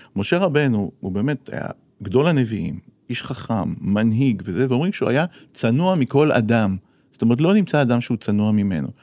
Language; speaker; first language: Hebrew; native; Hebrew